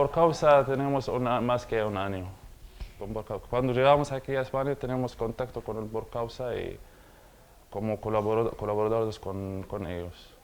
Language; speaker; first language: Spanish; non-native, learner; Arabic